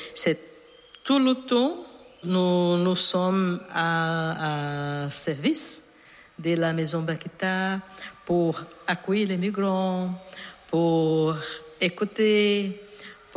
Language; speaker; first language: French; non-native, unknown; Portuguese